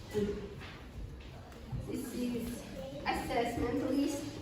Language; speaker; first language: English; non-native, learner; Kazakh